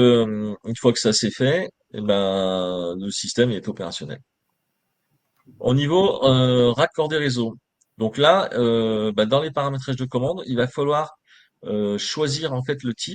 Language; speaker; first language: French; native; French